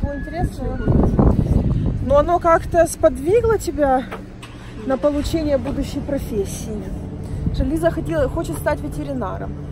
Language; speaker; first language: Russian; native; Russian